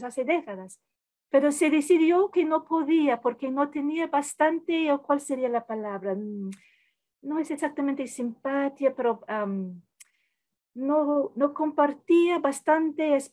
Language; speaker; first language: Spanish; non-native, fluent; English